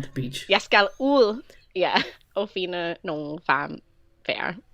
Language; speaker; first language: Danish; non-native, fluent; English